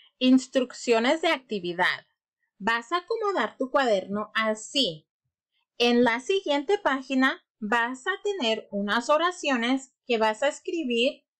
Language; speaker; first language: Spanish; early bilingual, heritage; Spanish